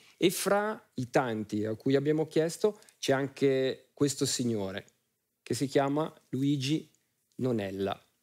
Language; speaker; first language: Italian; native; Italian